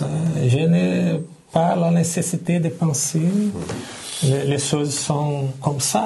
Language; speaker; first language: French; non-native, learner; Portuguese